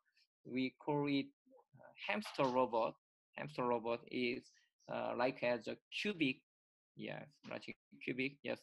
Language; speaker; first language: English; non-native, learner; Korean